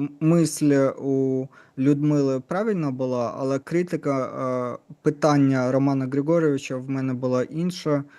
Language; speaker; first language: Ukrainian; non-native, learner; Russian